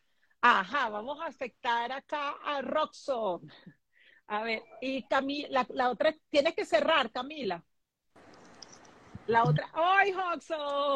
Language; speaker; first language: Spanish; native; Spanish